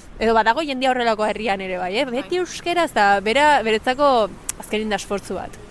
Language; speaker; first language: Basque; early bilingual, other home language; Spanish